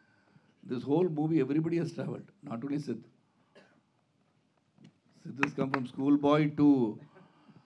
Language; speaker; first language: Telugu; non-native, fluent; Tamil